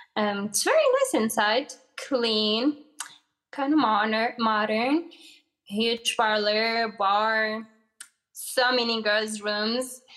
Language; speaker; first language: English; early bilingual, other home language; Arabic